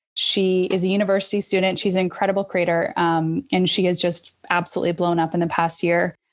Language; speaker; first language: English; native; English